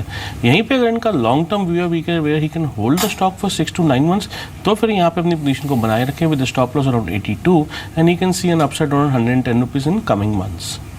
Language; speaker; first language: Hindi; native; Hindi